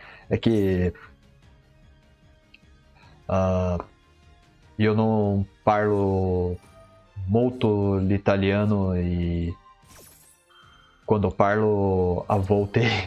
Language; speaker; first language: Italian; non-native, learner; Portuguese